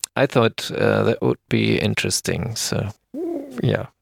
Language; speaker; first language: English; non-native, fluent; German